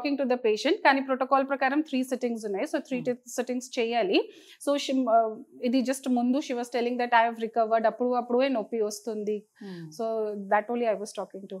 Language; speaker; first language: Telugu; non-native, fluent; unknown